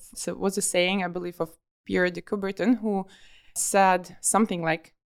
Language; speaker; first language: English; non-native, fluent; Russian